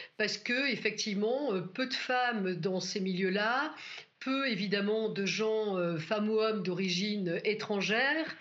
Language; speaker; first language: French; native; French